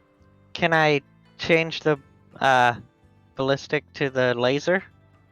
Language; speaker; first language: English; native; English